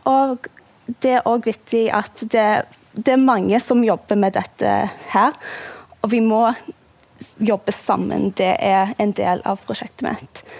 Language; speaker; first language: Norwegian; non-native, fluent; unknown